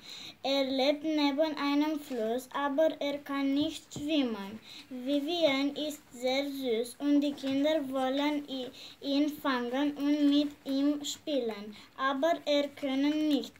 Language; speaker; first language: German; non-native, learner; Romanian